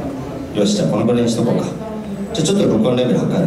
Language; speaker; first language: Japanese; native; Japanese